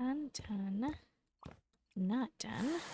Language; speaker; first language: English; native; English